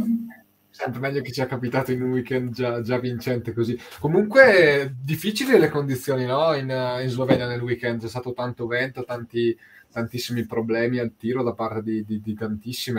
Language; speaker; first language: Italian; native; Italian